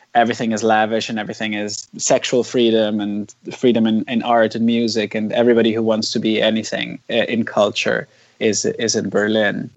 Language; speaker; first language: English; non-native, fluent; German